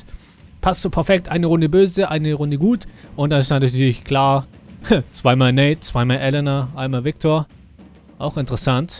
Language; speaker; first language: German; native; German